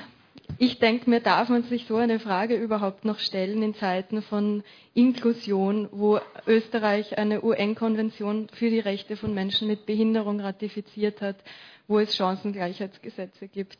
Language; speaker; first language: German; native; German